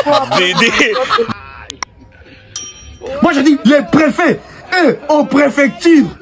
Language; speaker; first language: French; non-native, local second language; Kinyarwanda